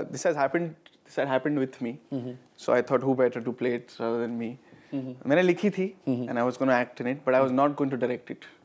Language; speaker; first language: Hindi; native; Hindi